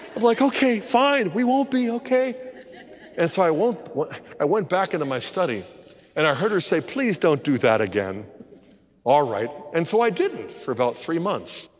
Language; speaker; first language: English; native; English